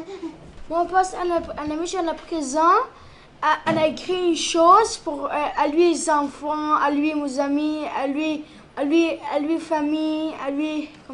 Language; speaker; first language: French; non-native, learner; Arabic